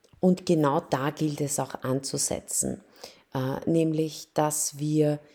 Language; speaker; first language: German; early bilingual, other home language; Persian